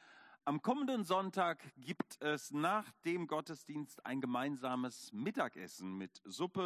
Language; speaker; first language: German; native; German